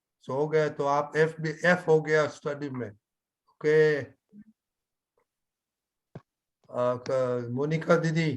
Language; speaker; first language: Hindi; non-native, local second language; Gujarati